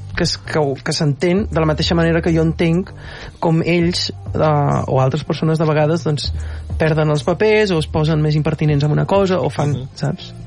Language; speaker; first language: Catalan; native; Catalan